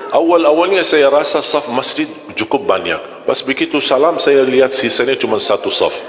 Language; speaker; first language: Malay; non-native, fluent; Arabic